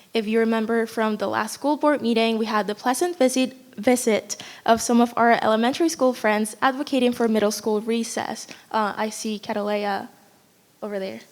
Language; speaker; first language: English; non-native, fluent; Spanish